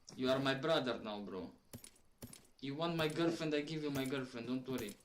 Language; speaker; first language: English; non-native, learner; Romanian